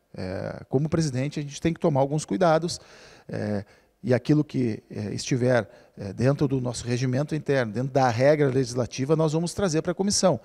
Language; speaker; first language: Portuguese; native; Portuguese